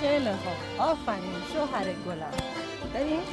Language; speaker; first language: Persian; native; Persian